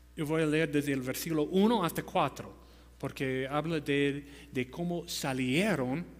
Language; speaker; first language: Spanish; non-native, fluent; English